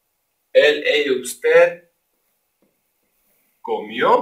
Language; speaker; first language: Spanish; non-native, fluent; English